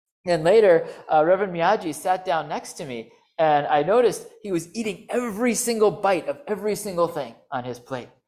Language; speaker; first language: English; native; English